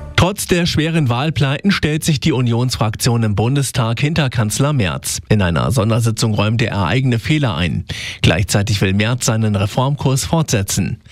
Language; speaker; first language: German; native; German